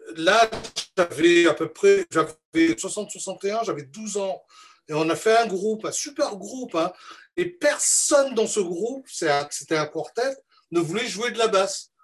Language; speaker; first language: French; non-native, local second language; Malagasy